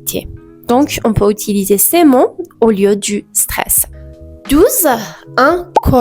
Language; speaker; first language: French; non-native, fluent; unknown